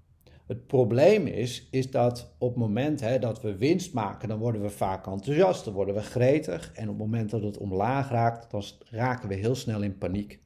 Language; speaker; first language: Dutch; native; Dutch